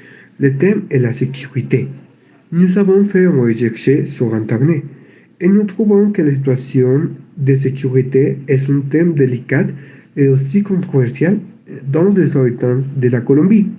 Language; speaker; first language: French; non-native, learner; Spanish